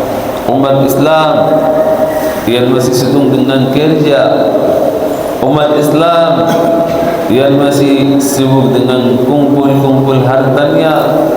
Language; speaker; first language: Indonesian; non-native, fluent; Arabic